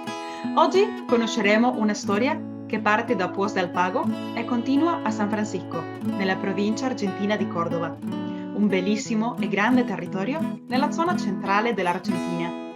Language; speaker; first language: Italian; early bilingual, heritage; Spanish